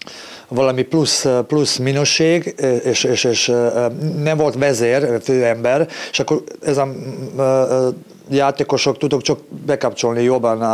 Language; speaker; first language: Hungarian; non-native, learner; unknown